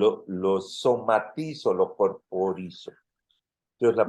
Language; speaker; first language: Spanish; native; Spanish